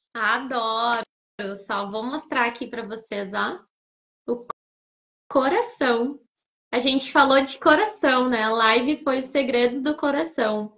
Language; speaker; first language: Portuguese; native; Portuguese